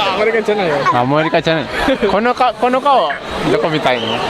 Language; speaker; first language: Japanese; non-native, learner; Indonesian